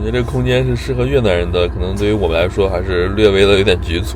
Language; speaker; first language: Chinese; native; Chinese